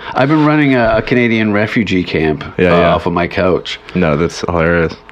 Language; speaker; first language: English; native; English